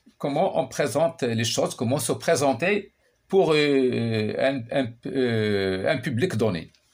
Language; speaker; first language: French; non-native, local second language; Arabic